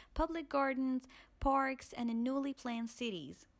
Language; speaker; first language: English; non-native, fluent; Arabic